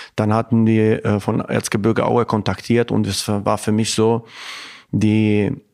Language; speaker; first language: German; non-native, fluent; Albanian